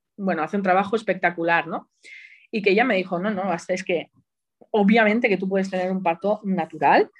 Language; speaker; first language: Spanish; native; Spanish